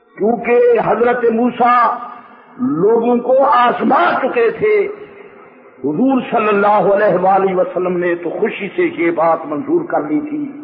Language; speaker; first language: Urdu; native; Urdu